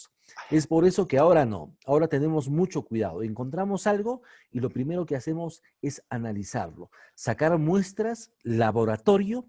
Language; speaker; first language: Spanish; native; Spanish